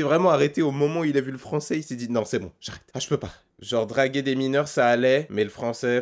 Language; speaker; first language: French; native; French